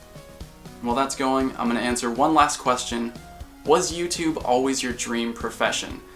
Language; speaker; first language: English; native; English